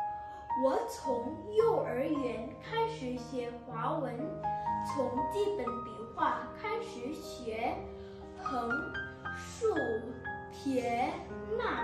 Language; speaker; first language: Chinese; early bilingual, heritage; Chinese